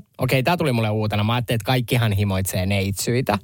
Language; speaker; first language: Finnish; native; Finnish